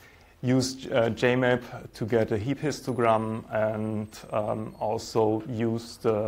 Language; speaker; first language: English; non-native, fluent; German